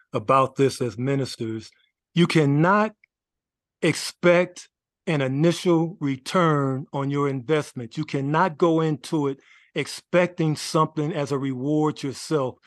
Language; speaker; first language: English; native; English